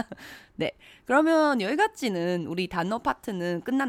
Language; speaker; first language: Korean; non-native, fluent; Chinese